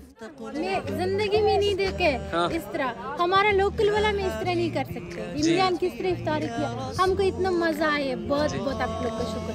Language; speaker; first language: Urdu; non-native, learner; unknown